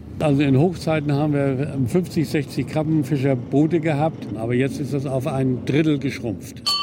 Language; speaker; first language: German; native; German